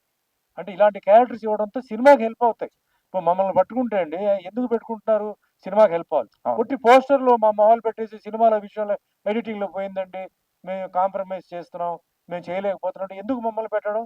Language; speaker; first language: Telugu; native; Telugu